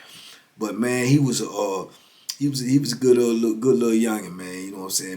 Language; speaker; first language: English; native; English